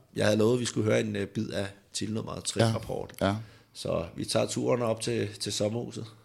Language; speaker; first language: Danish; native; Danish